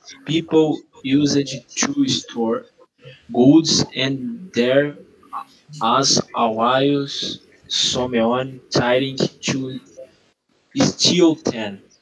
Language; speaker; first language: English; non-native, learner; Portuguese